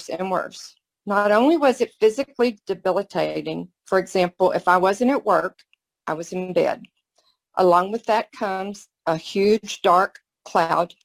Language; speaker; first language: English; native; English